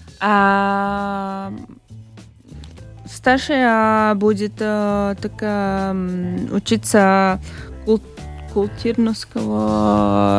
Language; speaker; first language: Russian; non-native, local second language; Latvian